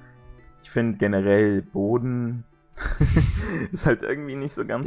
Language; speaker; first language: German; native; German